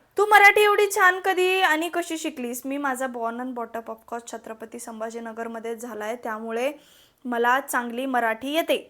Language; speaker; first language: Marathi; non-native, local second language; Malayalam